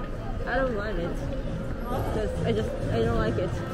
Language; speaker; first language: English; non-native, learner; Korean